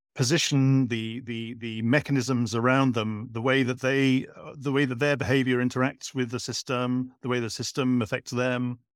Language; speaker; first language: English; native; English